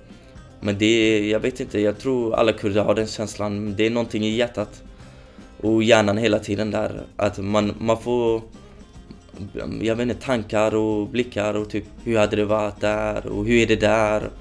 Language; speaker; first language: Swedish; early bilingual, other home language; Kurdish